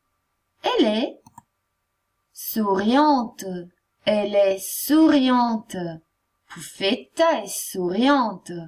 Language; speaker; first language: French; non-native, fluent; Italian